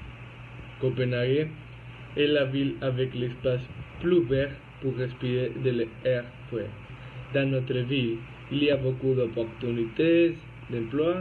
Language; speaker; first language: French; non-native, learner; Spanish